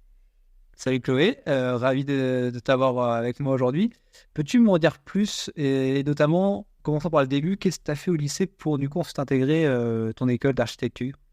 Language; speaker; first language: French; native; French